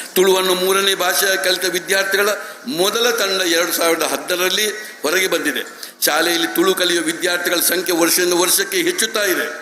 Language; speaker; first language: Kannada; non-native, local second language; Tulu